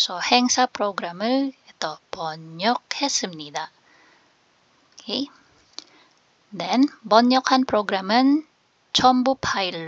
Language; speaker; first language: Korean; non-native, fluent; Filipino